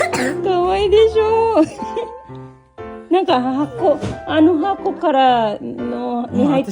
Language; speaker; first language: Japanese; non-native, learner; Filipino